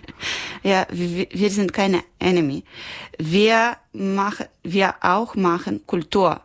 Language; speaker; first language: German; non-native, learner; Ukrainian